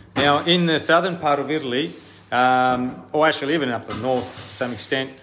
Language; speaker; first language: English; early bilingual, other home language; Italian